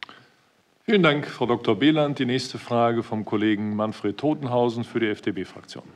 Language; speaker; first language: German; native; German